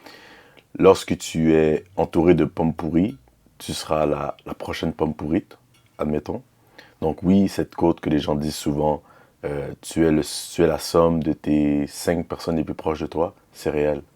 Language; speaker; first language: French; native; French